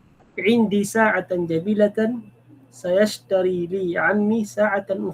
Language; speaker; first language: Arabic; non-native, fluent; Filipino